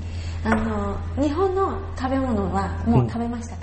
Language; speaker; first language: Japanese; native; Japanese